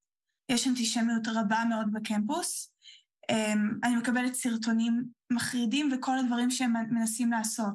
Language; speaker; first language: Hebrew; early bilingual, heritage; Hebrew